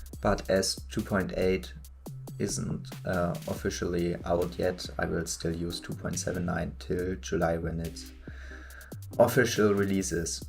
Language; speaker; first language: English; non-native, fluent; German